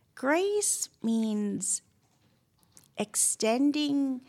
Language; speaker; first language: English; native; English